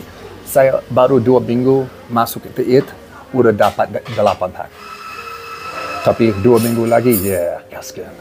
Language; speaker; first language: Indonesian; non-native, learner; English